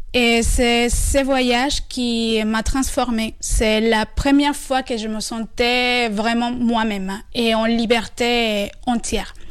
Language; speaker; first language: French; non-native, fluent; Spanish